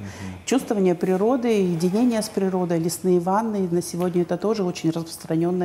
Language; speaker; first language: Russian; native; Russian